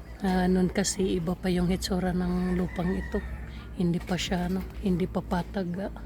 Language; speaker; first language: Filipino; native; Filipino